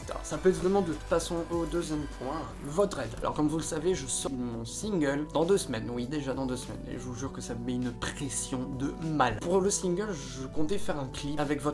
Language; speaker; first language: French; native; French